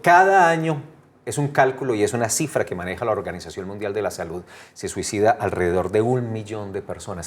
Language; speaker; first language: Spanish; native; Spanish